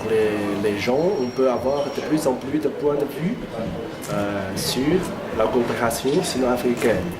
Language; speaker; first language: French; non-native, fluent; Chinese